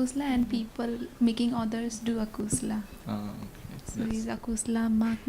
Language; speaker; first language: English; non-native, learner; Nepali